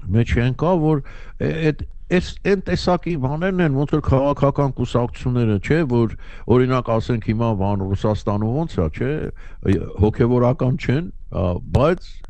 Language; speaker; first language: Armenian; native; Armenian